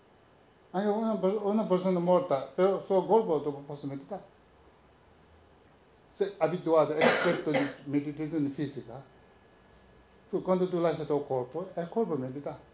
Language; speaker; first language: Italian; non-native, learner; Tibetan